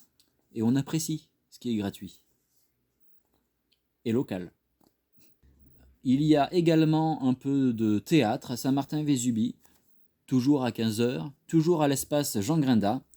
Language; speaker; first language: French; native; French